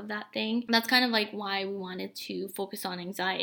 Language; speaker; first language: English; early bilingual, other home language; Bangla